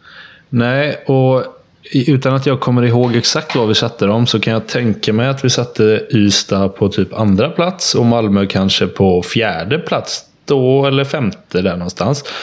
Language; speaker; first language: Swedish; native; Swedish